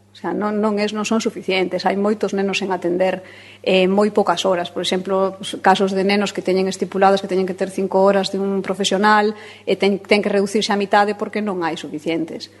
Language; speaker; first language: Galician; non-native, local second language; Spanish